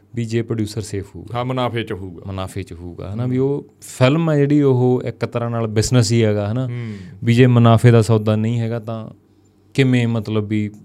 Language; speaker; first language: Punjabi; native; Punjabi